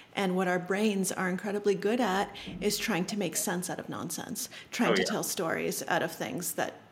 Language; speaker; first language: English; early bilingual, other home language; Russian